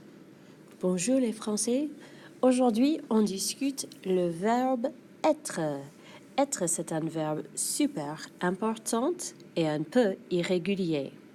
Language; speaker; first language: French; non-native, fluent; English